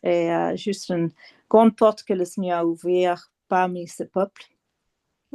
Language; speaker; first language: French; non-native, fluent; English